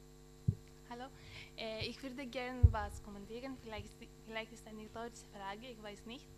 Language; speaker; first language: German; non-native, learner; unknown